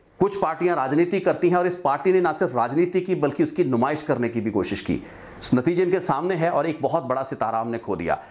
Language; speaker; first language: Hindi; non-native, local second language; Punjabi